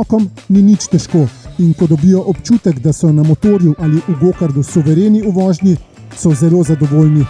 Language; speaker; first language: Slovenian; native; Slovenian